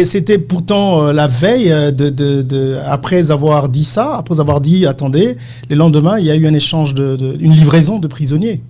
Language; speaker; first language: French; non-native, local second language; Lingala